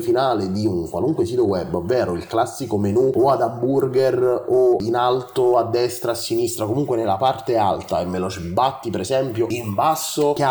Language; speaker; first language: Italian; native; Italian